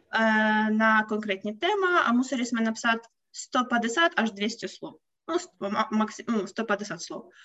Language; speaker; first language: Czech; non-native, learner; Ukrainian